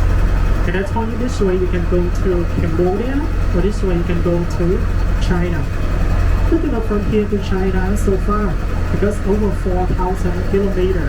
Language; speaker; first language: English; non-native, learner; Vietnamese